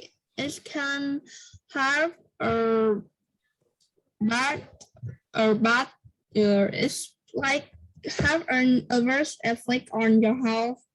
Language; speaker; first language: English; non-native, learner; Vietnamese